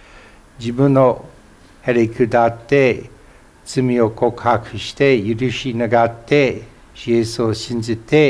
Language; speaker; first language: Japanese; non-native, fluent; English